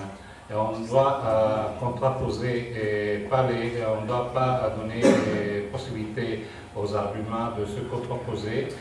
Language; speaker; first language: French; non-native, fluent; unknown